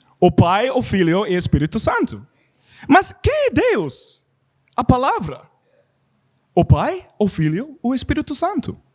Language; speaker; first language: Portuguese; non-native, learner; English